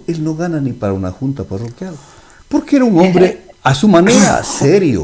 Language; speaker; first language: Spanish; native; Spanish